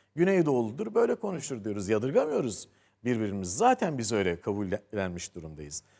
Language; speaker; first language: Turkish; native; Turkish